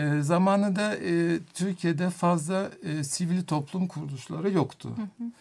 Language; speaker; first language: Turkish; non-native, fluent; German